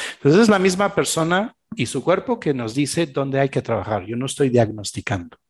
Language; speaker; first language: Spanish; non-native, fluent; French